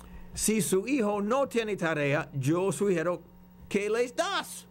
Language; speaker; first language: Spanish; non-native, fluent; English